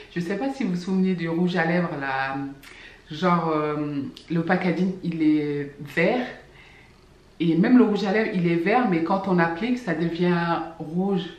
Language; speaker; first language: French; non-native, local second language; Fula